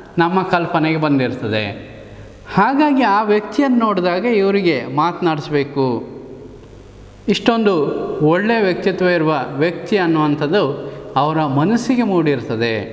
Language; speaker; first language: Kannada; native; Kannada